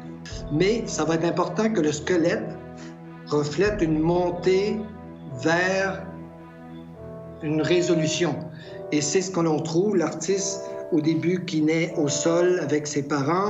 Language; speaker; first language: French; native; French